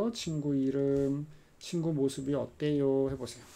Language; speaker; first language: Korean; native; Korean